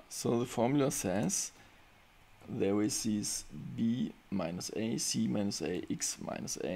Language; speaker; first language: English; non-native, fluent; German